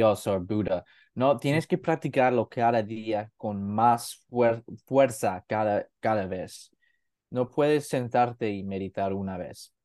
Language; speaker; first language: Spanish; non-native, learner; English